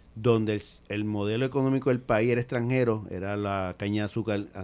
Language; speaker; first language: Spanish; native; Spanish